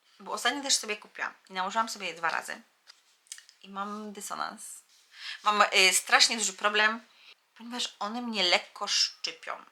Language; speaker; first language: Polish; native; Polish